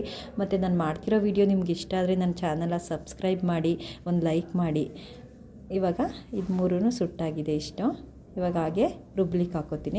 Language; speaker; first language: Kannada; native; Kannada